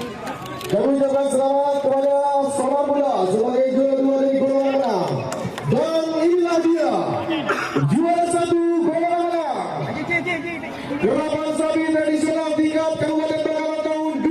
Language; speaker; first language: Indonesian; native; Indonesian